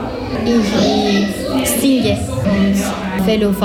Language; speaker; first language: German; non-native, learner; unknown